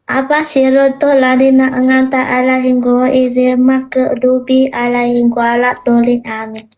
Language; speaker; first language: Indonesian; non-native, learner; Vietnamese